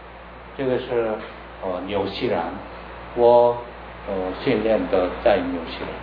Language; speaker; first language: Chinese; non-native, learner; Korean